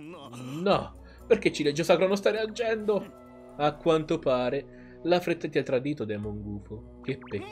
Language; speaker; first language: Italian; native; Italian